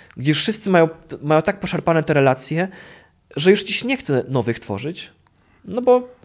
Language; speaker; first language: Polish; native; Polish